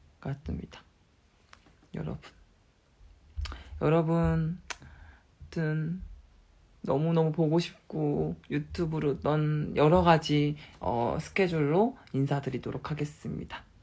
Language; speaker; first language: Korean; native; Korean